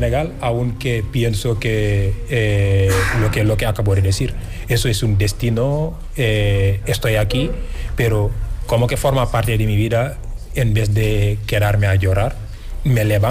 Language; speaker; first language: Spanish; non-native, fluent; Wolof